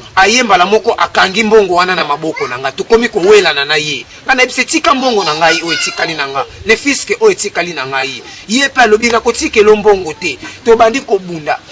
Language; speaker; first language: Lingala; non-native, local second language; Kongo